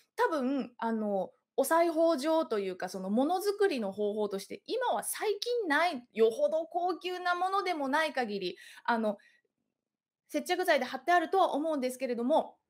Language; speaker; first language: Japanese; native; Japanese